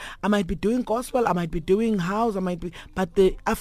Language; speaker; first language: English; non-native, local second language; Swati